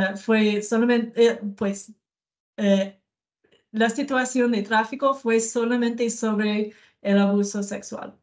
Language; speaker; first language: Spanish; non-native, learner; English